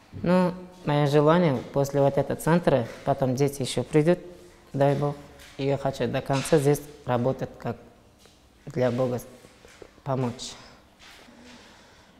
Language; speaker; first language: Russian; non-native, local second language; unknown